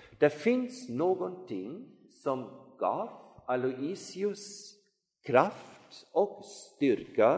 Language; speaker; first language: Swedish; non-native, fluent; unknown